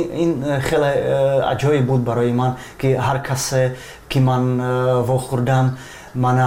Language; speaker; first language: Persian; non-native, fluent; Czech